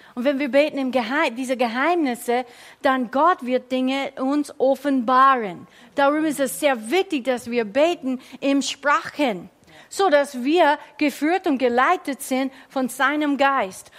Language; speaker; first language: German; non-native, fluent; English